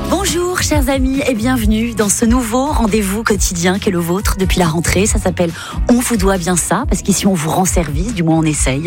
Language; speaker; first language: French; native; French